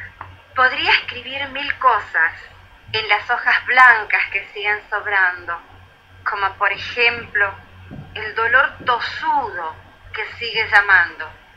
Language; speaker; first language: Spanish; native; Spanish